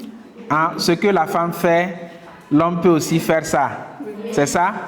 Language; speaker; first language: French; non-native, local second language; Kinyarwanda